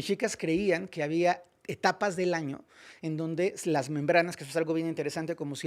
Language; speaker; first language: Spanish; native; Spanish